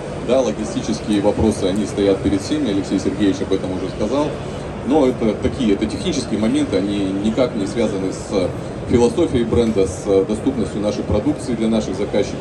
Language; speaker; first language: Russian; native; Russian